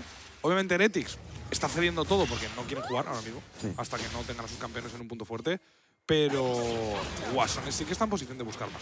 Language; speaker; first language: Spanish; native; Spanish